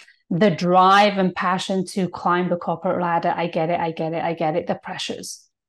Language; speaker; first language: English; native; English